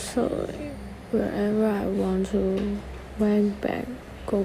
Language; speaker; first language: English; non-native, learner; Chinese